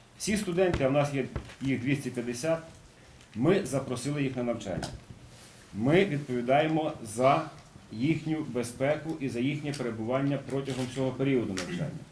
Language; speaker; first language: Ukrainian; native; Ukrainian